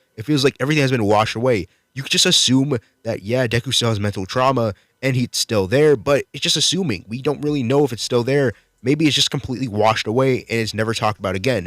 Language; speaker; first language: English; native; English